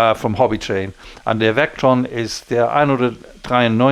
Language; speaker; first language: German; non-native, learner; English